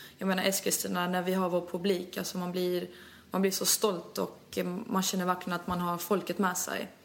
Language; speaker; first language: Swedish; early bilingual, other home language; Albanian